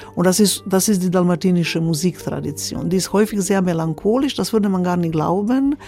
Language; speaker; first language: German; non-native, fluent; Croatian